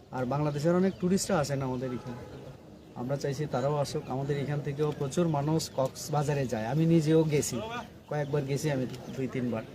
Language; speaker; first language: Bangla; non-native, local second language; Kok Borok